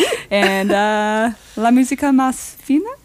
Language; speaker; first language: Spanish; non-native, learner; English